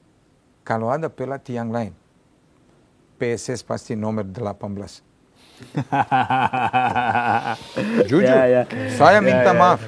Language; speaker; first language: Indonesian; non-native, fluent; Serbian